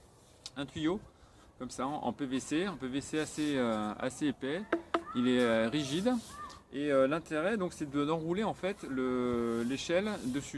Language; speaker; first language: French; native; French